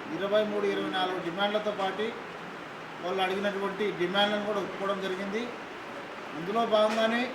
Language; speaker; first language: Telugu; native; Telugu